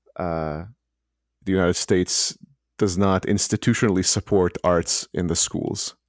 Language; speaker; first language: English; early bilingual, other home language; Hebrew